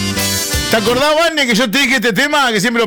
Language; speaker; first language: Spanish; native; Spanish